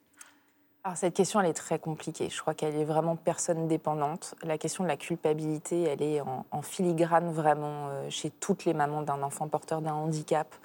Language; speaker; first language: French; native; French